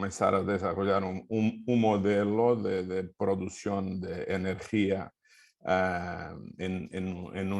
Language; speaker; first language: Spanish; non-native, fluent; Portuguese